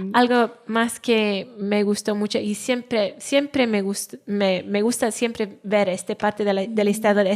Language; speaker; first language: Spanish; non-native, learner; Welsh